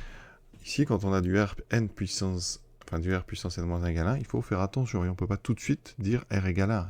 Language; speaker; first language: French; native; French